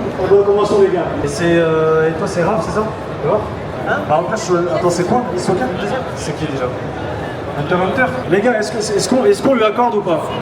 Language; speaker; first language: French; native; French